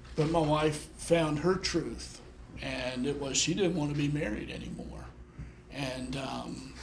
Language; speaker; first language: English; native; English